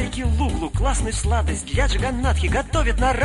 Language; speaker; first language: Russian; native; Russian